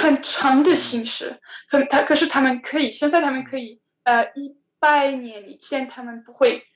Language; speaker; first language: Chinese; non-native, learner; French